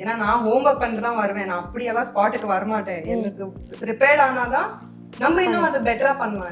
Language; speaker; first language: Tamil; non-native, local second language; Hindi